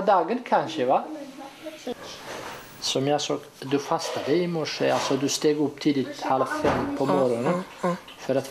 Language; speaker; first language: Swedish; non-native, fluent; Arabic